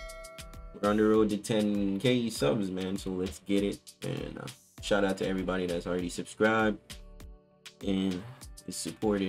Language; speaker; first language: English; native; English